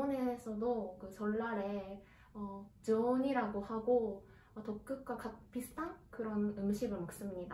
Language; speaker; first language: Korean; non-native, fluent; Japanese